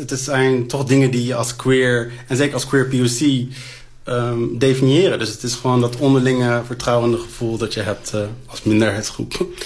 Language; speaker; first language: Dutch; native; Dutch